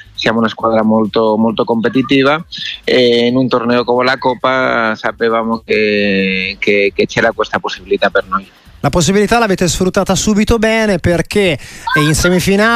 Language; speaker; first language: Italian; non-native, learner; Spanish